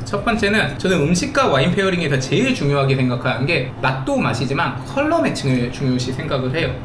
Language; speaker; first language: Korean; native; Korean